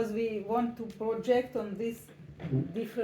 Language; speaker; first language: English; non-native, learner; Russian